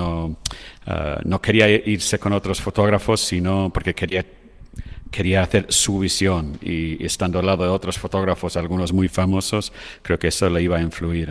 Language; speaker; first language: Spanish; non-native, fluent; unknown